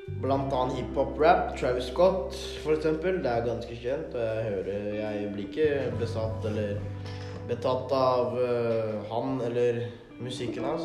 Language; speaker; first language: Norwegian; early bilingual, other home language; Thai